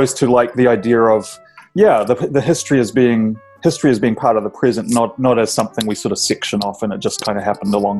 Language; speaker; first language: English; native; English